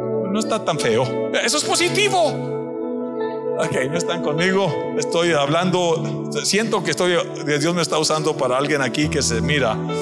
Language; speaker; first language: Spanish; native; Spanish